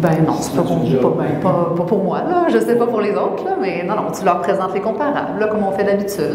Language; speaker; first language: French; native; French